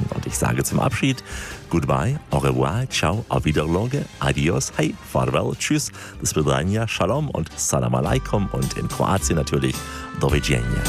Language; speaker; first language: German; native; German